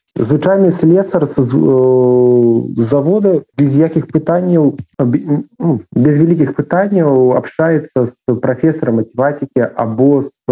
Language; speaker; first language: Belarusian; non-native, local second language; Russian